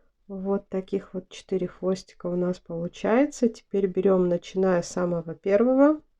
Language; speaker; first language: Russian; native; Russian